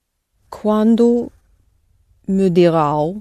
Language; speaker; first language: Portuguese; non-native, learner; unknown